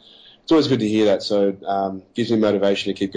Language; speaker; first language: English; native; English